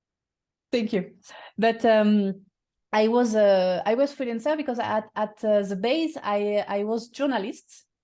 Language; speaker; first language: English; non-native, fluent; French